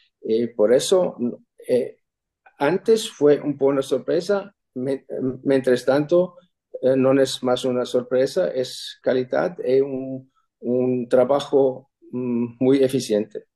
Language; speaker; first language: Spanish; non-native, fluent; German